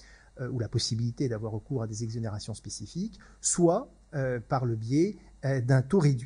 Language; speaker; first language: French; native; French